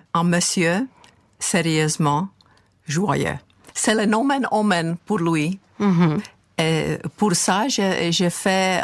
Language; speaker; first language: French; non-native, fluent; Czech